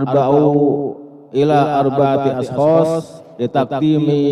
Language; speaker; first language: Arabic; non-native, fluent; Indonesian